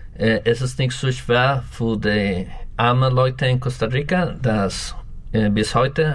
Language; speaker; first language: German; non-native, learner; Spanish